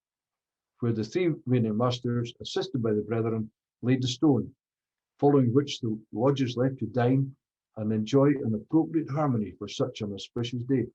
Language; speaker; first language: English; native; English